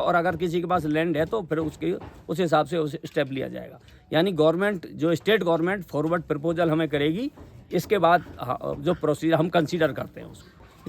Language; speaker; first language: Hindi; native; Hindi